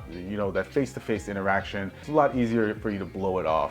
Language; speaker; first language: English; native; English